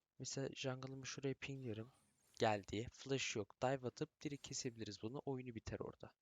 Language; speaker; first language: Turkish; early bilingual, heritage; Turkish